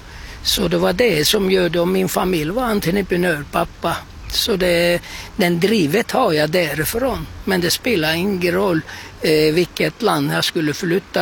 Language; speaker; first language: Swedish; non-native, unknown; Turkish